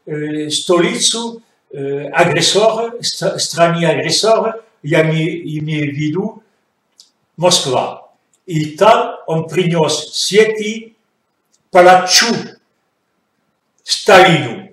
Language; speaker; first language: Russian; non-native, fluent; French